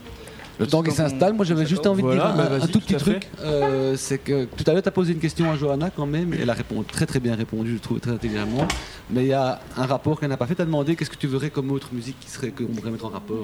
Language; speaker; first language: French; native; French